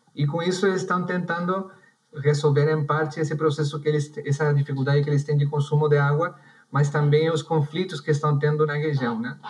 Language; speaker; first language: Portuguese; non-native, fluent; Spanish